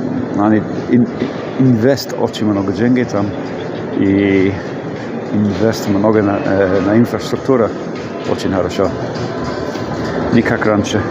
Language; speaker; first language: Russian; non-native, learner; English